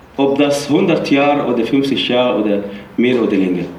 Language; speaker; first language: German; non-native, fluent; Arabic